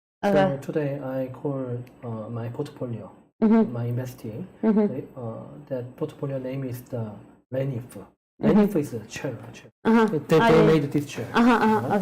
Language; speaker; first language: English; non-native, learner; Korean